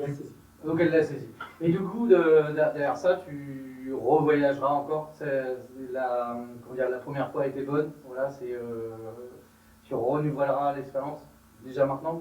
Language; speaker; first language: French; native; French